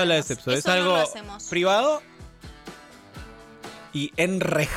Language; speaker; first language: Spanish; native; Spanish